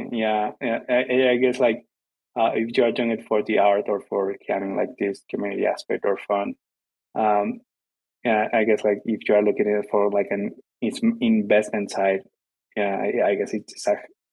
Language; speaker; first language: English; non-native, fluent; Spanish